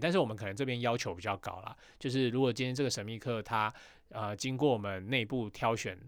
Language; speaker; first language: Chinese; native; Chinese